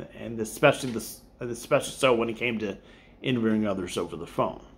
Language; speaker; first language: English; native; English